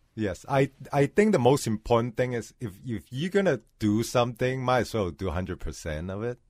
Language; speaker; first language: English; non-native, local second language; Cantonese